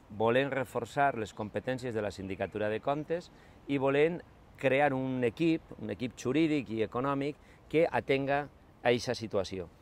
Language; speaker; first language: Catalan; non-native, local second language; Spanish